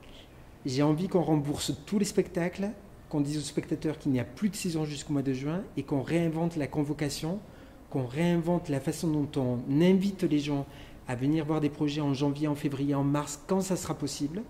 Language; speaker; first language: French; native; French